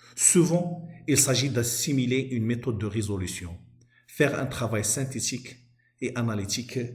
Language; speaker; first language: French; non-native, local second language; Arabic